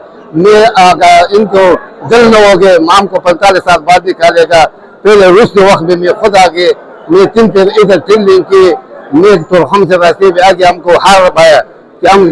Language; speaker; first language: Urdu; non-native, learner; Pashto